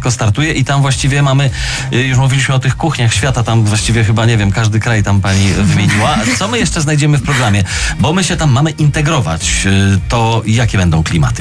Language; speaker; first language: Polish; native; Polish